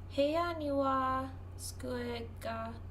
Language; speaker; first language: Japanese; non-native, learner; English